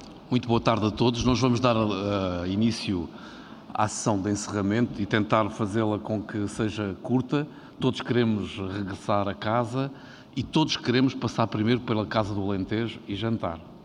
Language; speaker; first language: Portuguese; native; Portuguese